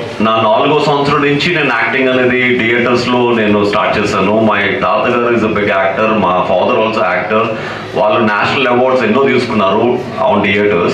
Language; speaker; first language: Telugu; native; Telugu